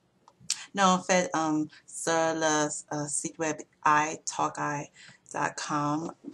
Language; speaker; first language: French; non-native, learner; English